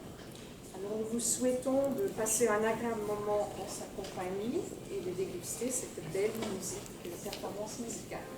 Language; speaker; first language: French; native; French